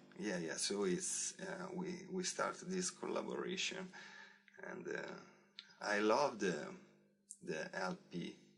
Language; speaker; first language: English; non-native, learner; Italian